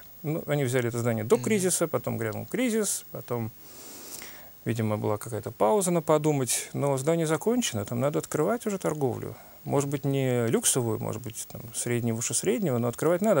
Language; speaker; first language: Russian; native; Russian